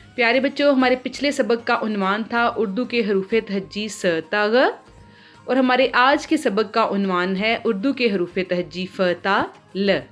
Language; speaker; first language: Hindi; non-native, local second language; Punjabi